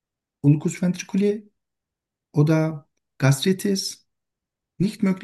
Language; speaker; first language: German; non-native, learner; Turkish